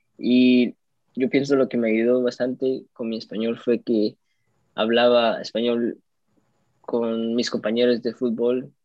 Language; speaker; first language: Spanish; early bilingual, heritage; Spanish